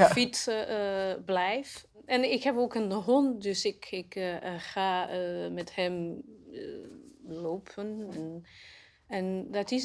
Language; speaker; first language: Dutch; non-native, learner; Portuguese